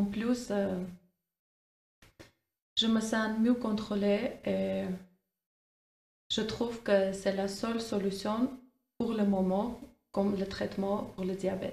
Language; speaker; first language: French; non-native, fluent; Armenian